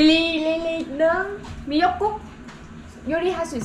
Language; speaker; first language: Korean; non-native, learner; Vietnamese